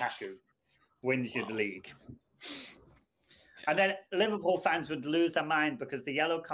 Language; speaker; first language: English; native; English